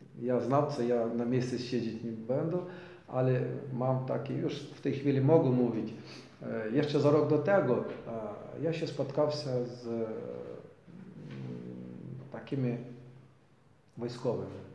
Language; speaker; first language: Polish; non-native, learner; Ukrainian